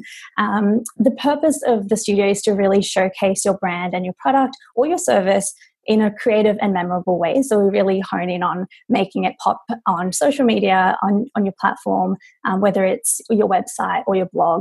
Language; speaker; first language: English; native; English